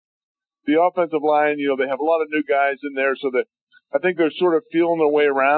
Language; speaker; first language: English; native; English